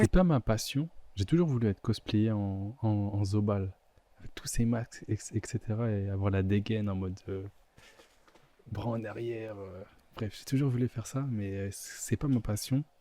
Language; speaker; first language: French; native; French